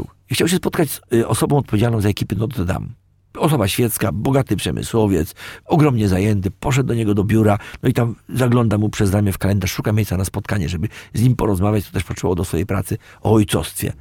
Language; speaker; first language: Polish; native; Polish